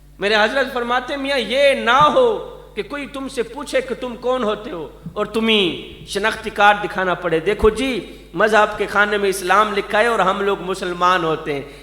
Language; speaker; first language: Urdu; non-native, local second language; Saraiki